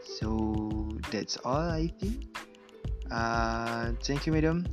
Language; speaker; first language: English; non-native, local second language; Malay